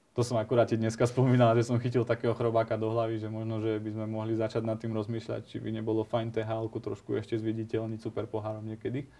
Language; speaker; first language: Slovak; native; Slovak